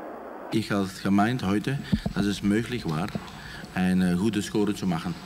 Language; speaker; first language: German; non-native, learner; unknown